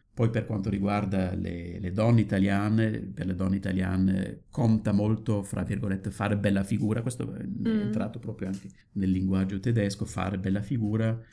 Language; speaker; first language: Italian; non-native, fluent; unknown